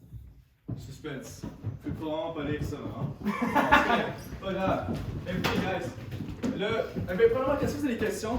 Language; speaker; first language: French; native; French